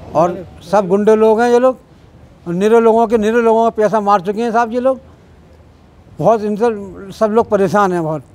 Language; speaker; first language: Hindi; native; Hindi